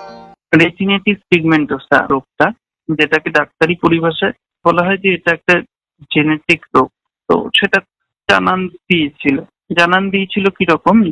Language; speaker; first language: Bangla; native; Bangla